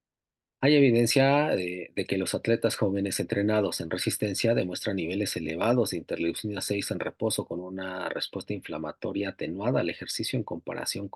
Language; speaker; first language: Spanish; native; Spanish